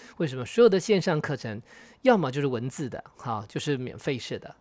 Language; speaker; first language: Chinese; native; Chinese